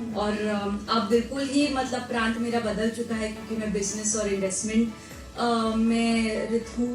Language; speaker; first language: Hindi; non-native, local second language; Marathi